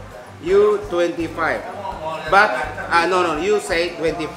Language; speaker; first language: English; non-native, learner; Indonesian